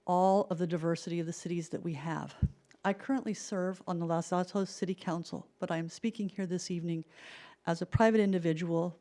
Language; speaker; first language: English; native; English